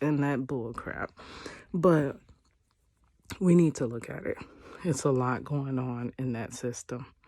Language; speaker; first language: English; native; English